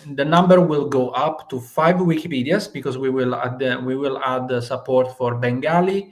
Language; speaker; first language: English; non-native, fluent; Italian